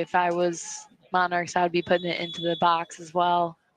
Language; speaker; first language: English; native; English